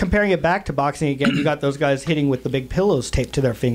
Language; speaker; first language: English; native; English